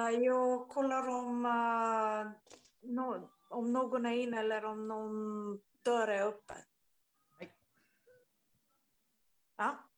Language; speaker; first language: Swedish; non-native, learner; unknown